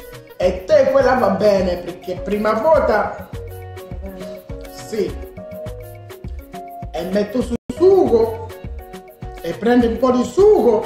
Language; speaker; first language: Italian; non-native, learner; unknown